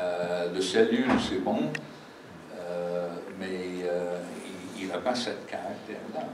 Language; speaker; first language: French; non-native, fluent; English